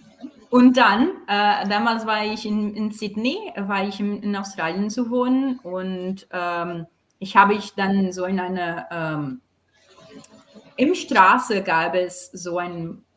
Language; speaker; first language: German; non-native, fluent; Portuguese